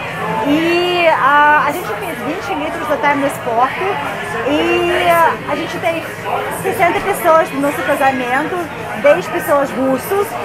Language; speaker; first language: Portuguese; non-native, fluent; Russian